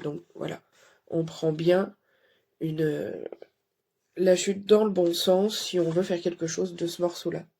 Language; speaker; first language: French; native; French